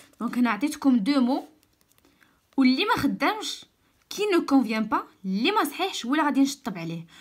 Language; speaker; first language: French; non-native, local second language; Arabic